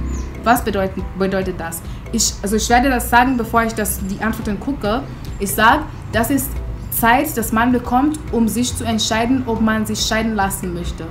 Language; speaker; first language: German; non-native, fluent; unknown